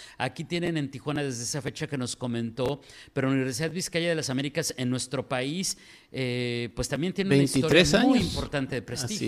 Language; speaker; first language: Spanish; native; Spanish